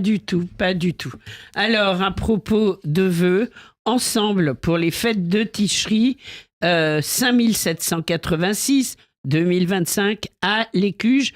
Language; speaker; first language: French; native; French